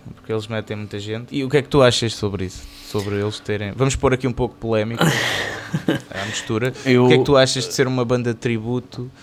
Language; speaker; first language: Portuguese; native; Portuguese